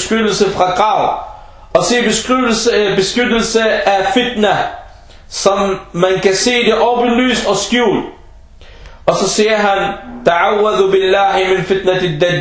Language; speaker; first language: Danish; early bilingual, other home language; Arabic